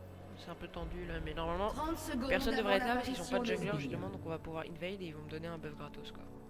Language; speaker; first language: French; native; French